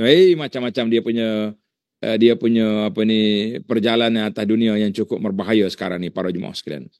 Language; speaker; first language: Malay; native; Malay